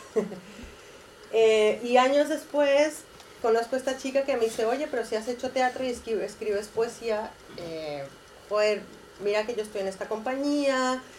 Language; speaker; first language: Spanish; native; Spanish